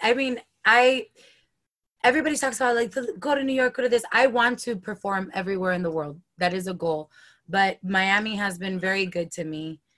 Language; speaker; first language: English; early bilingual, other home language; Spanish